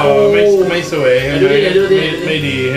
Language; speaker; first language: Thai; non-native, fluent; English